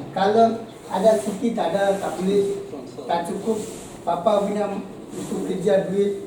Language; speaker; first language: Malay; non-native, learner; Bangla